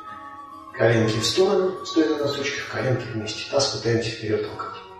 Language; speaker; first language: Russian; native; Russian